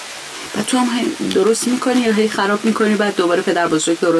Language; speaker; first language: Persian; native; Persian